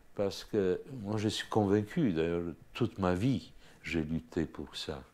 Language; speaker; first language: French; non-native, fluent; Romanian